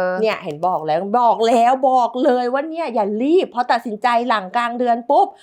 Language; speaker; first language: Thai; native; Thai